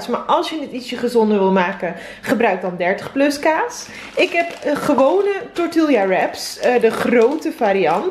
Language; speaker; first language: Dutch; native; Dutch